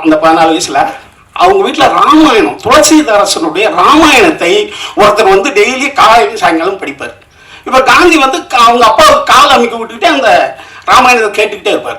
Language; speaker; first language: Tamil; native; Tamil